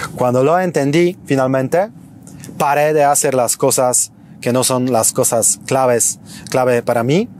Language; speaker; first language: Spanish; non-native, fluent; Polish